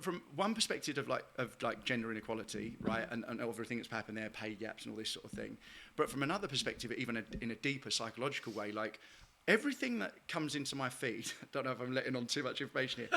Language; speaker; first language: English; native; English